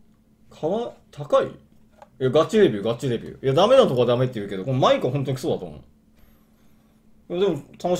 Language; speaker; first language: Japanese; native; Japanese